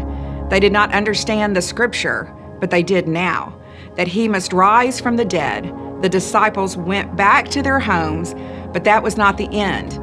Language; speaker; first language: English; native; English